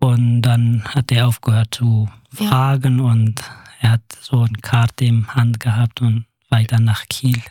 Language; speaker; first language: German; non-native, fluent; Kurdish